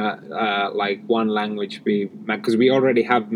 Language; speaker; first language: English; non-native, fluent; Finnish